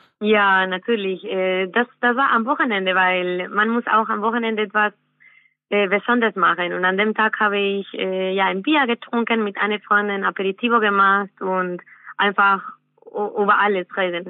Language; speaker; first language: German; non-native, fluent; Spanish